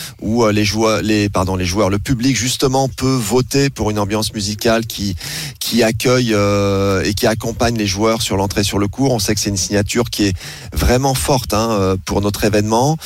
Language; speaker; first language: French; native; French